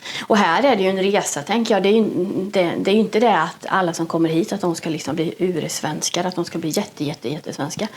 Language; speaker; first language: Swedish; native; Swedish